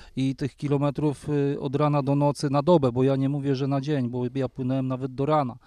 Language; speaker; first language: Polish; native; Polish